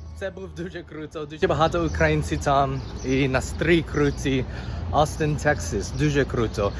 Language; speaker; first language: Ukrainian; non-native, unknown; English